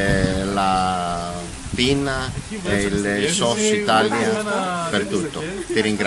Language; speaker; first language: Italian; non-native, learner; Greek